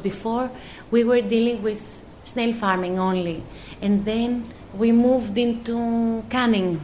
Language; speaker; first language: English; non-native, fluent; Greek